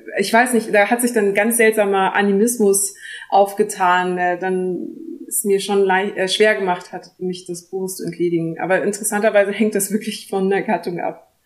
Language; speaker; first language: German; early bilingual, other home language; French